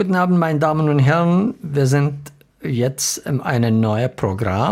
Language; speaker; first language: German; non-native, learner; Arabic